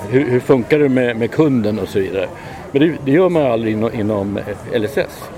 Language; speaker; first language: Swedish; native; Swedish